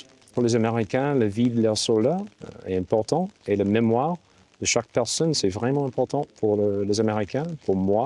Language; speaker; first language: French; non-native, fluent; English